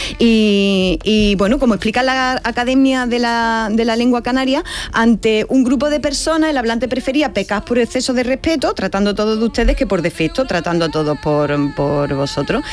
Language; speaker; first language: Spanish; native; Spanish